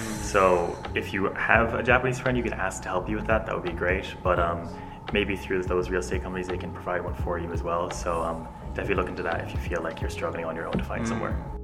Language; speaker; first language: English; native; English